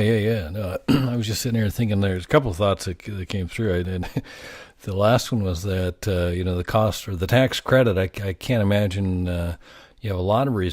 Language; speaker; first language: English; native; English